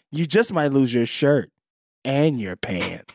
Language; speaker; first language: English; native; English